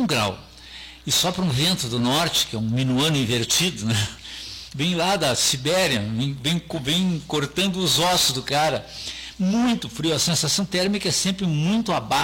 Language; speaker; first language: Portuguese; native; Portuguese